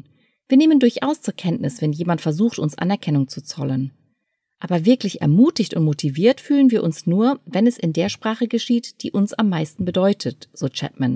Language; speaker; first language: German; native; German